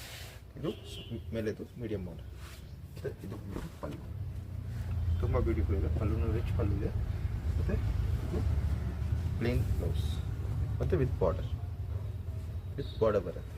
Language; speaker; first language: Kannada; non-native, local second language; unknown